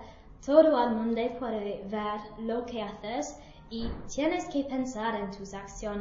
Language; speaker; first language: Spanish; non-native, learner; English